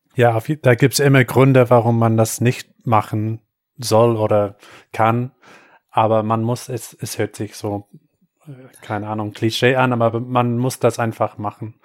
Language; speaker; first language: German; non-native, fluent; English